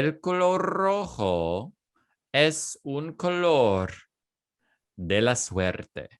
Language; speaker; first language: Spanish; non-native, fluent; English